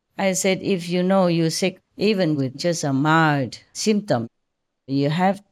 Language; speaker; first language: English; non-native, fluent; Vietnamese